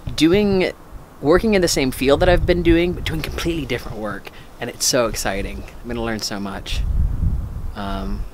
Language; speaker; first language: English; native; English